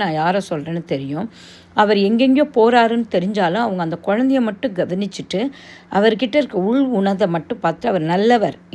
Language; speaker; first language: Tamil; non-native, local second language; Telugu